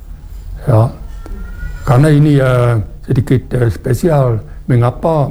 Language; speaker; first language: Indonesian; non-native, fluent; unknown